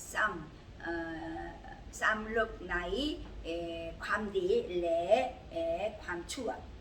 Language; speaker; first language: Thai; non-native, learner; Korean